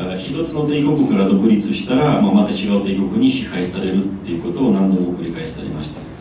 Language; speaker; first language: Japanese; non-native, fluent; Ukrainian